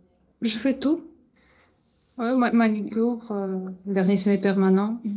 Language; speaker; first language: French; non-native, learner; Russian